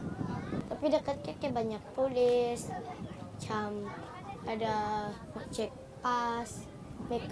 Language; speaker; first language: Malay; non-native, local second language; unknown